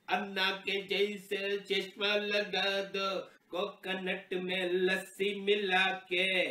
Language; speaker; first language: Hindi; non-native, local second language; Telugu